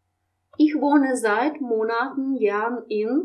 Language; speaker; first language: German; non-native, fluent; Russian